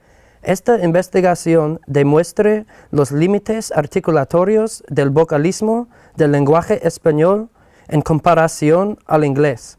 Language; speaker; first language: Spanish; non-native, fluent; English